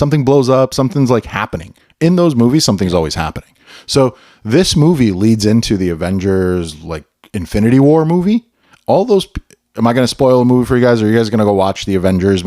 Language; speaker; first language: English; native; English